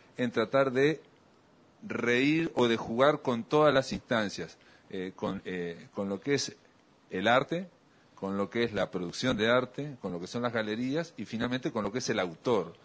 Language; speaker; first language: Spanish; native; Spanish